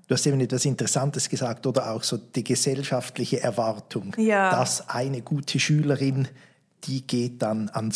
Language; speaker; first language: German; native; German